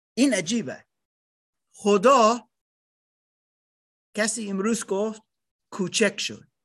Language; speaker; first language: Persian; non-native, learner; German